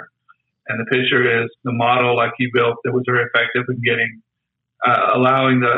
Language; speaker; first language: English; native; English